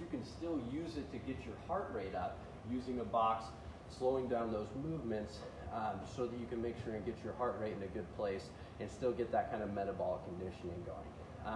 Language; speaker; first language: English; native; English